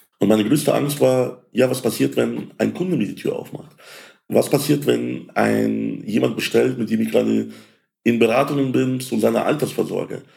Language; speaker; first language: German; early bilingual, other home language; Russian